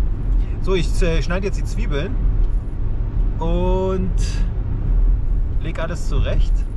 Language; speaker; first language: German; native; German